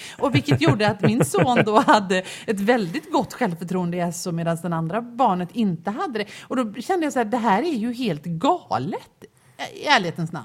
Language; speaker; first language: Swedish; native; Swedish